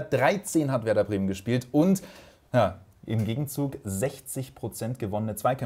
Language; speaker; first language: German; native; German